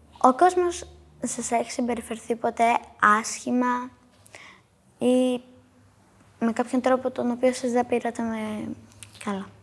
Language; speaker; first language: Greek; native; Greek